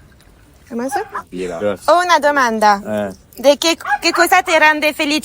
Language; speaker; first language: Italian; non-native, learner; French